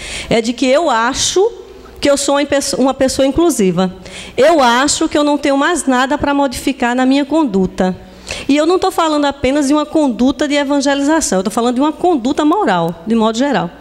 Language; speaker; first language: Portuguese; native; Portuguese